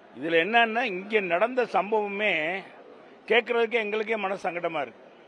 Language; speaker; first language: Tamil; native; Tamil